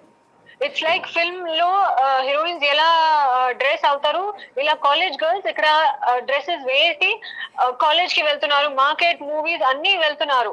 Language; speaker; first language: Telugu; non-native, learner; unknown